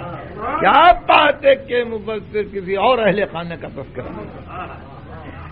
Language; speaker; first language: Urdu; native; Urdu